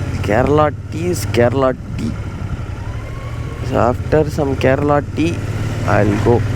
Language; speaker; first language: English; non-native, local second language; Tamil